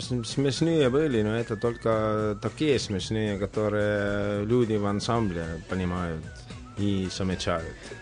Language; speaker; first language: Russian; non-native, learner; Estonian